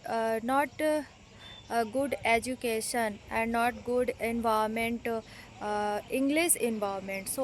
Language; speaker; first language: English; non-native, learner; Hindi